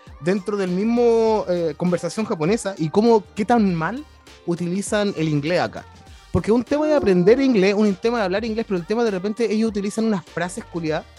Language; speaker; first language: Spanish; native; Spanish